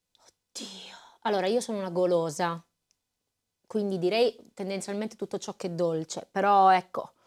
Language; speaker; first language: Italian; native; Italian